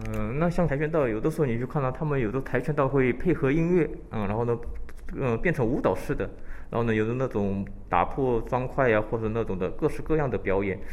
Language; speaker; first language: Chinese; early bilingual, heritage; Chinese